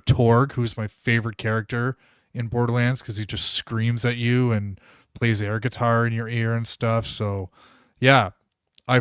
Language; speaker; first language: English; native; English